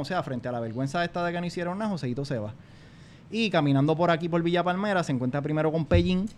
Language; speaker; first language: Spanish; native; Spanish